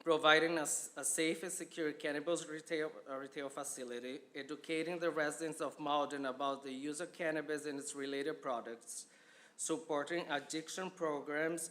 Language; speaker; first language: English; non-native, fluent; Portuguese